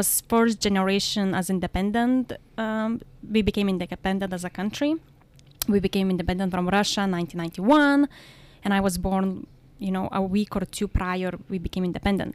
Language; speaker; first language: English; non-native, fluent; Lithuanian